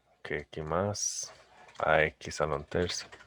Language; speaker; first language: Spanish; native; Spanish